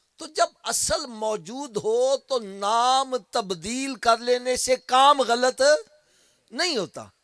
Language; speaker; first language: Urdu; non-native, local second language; Punjabi